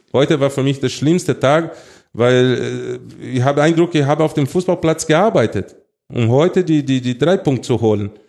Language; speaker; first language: German; non-native, fluent; Portuguese